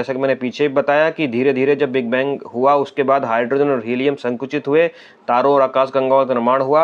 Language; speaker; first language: Hindi; native; Hindi